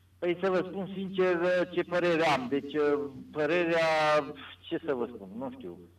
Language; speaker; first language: Romanian; non-native, local second language; Serbian